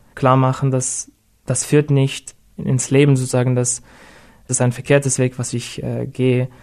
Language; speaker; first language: German; non-native, fluent; Russian